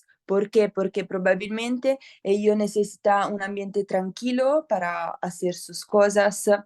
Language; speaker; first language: Spanish; non-native, learner; Italian